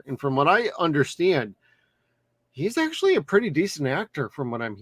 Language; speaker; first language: English; native; English